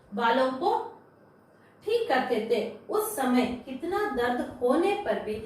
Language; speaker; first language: Hindi; non-native, local second language; Kannada